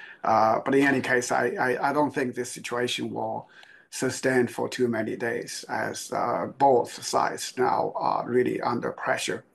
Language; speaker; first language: English; non-native, fluent; Chinese